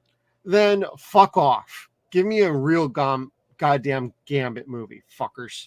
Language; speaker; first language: English; native; English